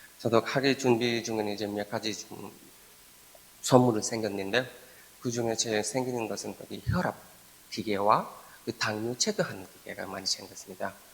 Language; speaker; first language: Korean; non-native, fluent; Bangla